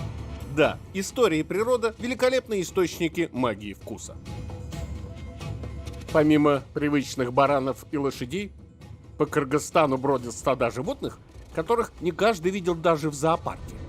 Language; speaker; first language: Russian; native; Russian